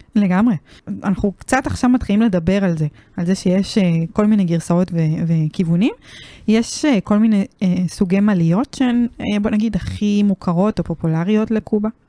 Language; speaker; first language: Hebrew; early bilingual, other home language; Arabic